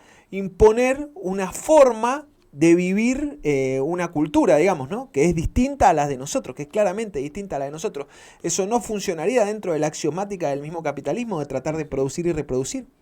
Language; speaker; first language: Spanish; native; Spanish